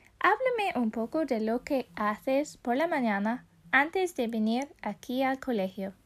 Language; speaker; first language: Spanish; non-native, fluent; English